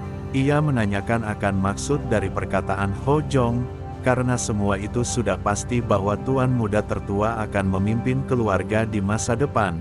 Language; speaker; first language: Indonesian; native; Indonesian